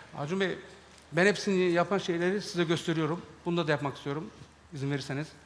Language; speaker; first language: Turkish; native; Turkish